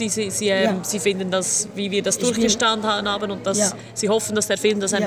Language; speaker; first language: German; native; German